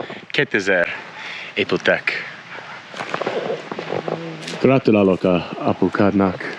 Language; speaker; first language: Hungarian; non-native, learner; English